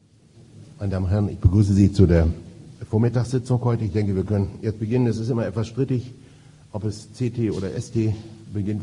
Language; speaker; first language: German; native; German